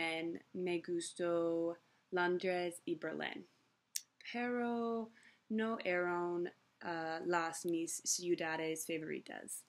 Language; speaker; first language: Spanish; non-native, learner; English